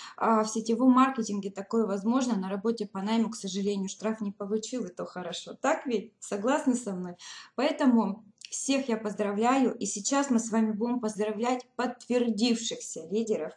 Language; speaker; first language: Russian; native; Russian